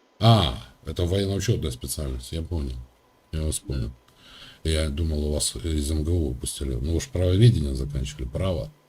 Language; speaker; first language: Russian; native; Russian